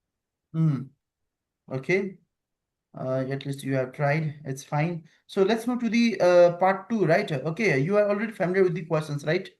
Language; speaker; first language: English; non-native, fluent; Nepali